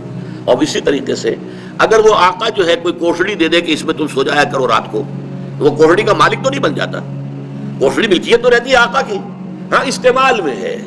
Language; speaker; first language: Urdu; native; Urdu